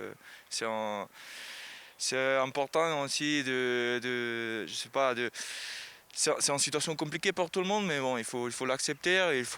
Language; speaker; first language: French; non-native, learner; Spanish